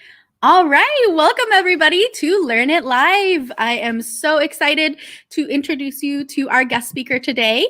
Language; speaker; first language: English; native; English